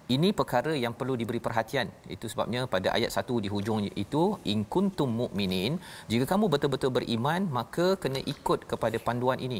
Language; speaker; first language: Malay; native; Malay